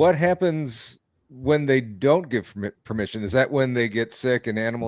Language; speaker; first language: English; native; English